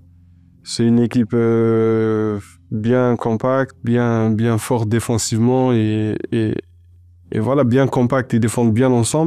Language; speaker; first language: French; non-native, local second language; Arabic